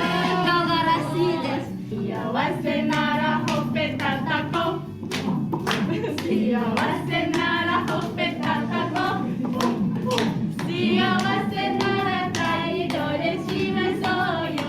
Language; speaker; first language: Japanese; non-native, learner; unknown